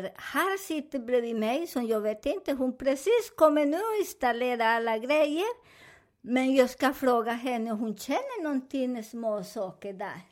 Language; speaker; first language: Swedish; non-native, learner; Spanish